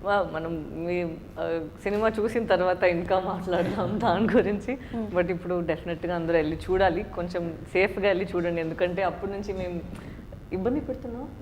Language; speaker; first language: Telugu; non-native, fluent; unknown